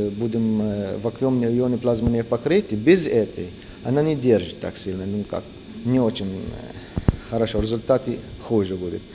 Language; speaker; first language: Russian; non-native, learner; Arabic